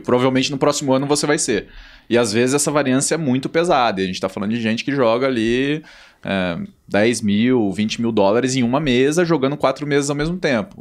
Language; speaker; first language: Portuguese; native; Portuguese